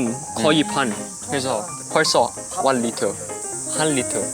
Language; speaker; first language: Korean; non-native, learner; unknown